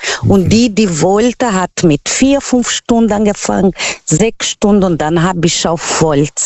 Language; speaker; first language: German; non-native, learner; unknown